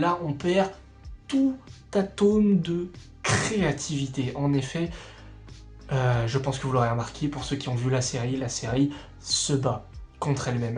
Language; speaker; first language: French; native; French